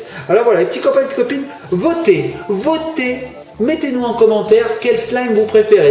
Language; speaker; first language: French; native; French